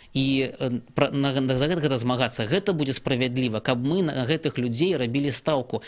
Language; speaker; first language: Belarusian; native; Belarusian